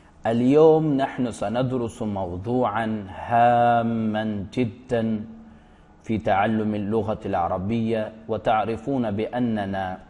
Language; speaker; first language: Arabic; non-native, fluent; Urdu